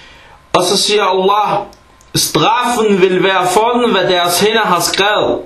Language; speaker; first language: Danish; early bilingual, other home language; Arabic